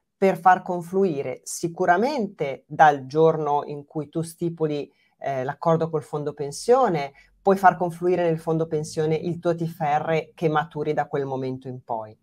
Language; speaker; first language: Italian; native; Italian